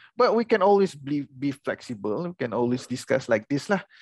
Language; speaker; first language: English; non-native, local second language; Malay